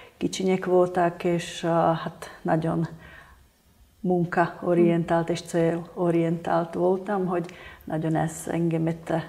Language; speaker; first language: Hungarian; non-native, local second language; Slovak